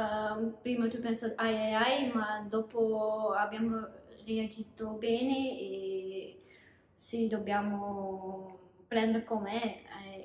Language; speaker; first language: Italian; non-native, learner; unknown